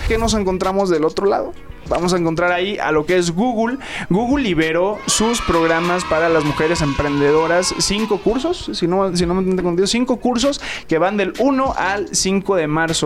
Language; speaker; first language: Spanish; native; Spanish